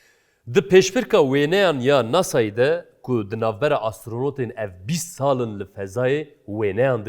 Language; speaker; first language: Kurdish; native; Kurdish